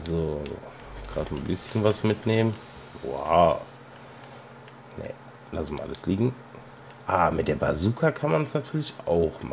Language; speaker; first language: German; native; German